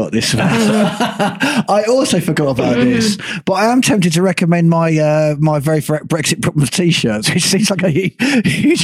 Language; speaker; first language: English; native; English